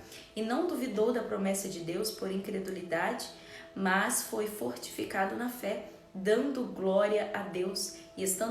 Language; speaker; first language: Portuguese; native; Portuguese